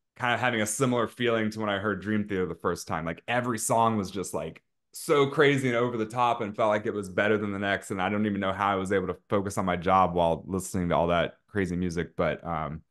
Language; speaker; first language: English; native; English